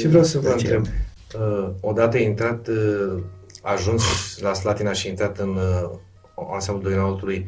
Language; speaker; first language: Romanian; native; Romanian